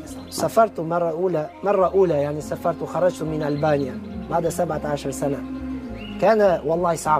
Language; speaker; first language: Arabic; non-native, learner; Albanian